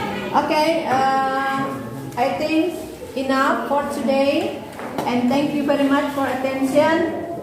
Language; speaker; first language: English; non-native, learner; Indonesian